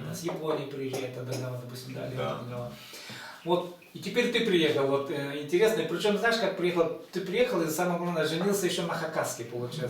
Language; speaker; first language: Russian; native; Russian